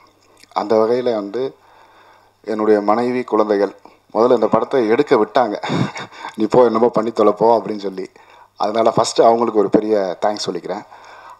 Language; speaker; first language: Tamil; native; Tamil